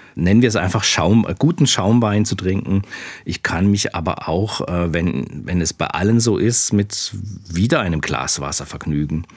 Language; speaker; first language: German; native; German